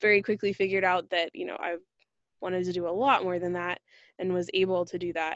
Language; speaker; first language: English; native; English